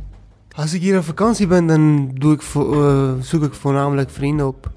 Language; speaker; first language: Dutch; non-native, fluent; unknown